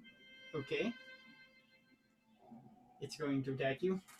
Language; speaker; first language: English; native; English